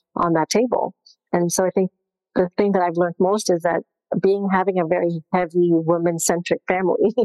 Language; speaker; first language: English; non-native, local second language; Gujarati